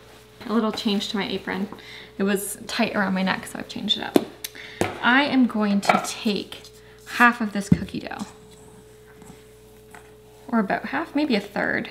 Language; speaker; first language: English; native; English